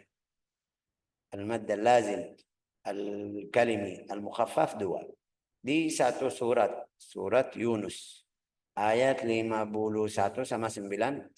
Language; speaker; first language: Indonesian; non-native, fluent; Arabic